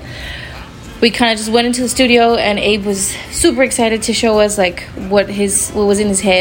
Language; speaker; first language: English; native; English